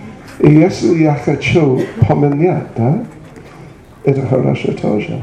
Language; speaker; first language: Russian; non-native, learner; English